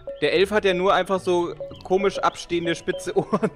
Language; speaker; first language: German; native; German